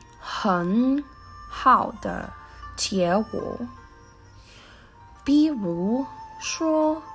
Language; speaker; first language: Chinese; non-native, learner; Spanish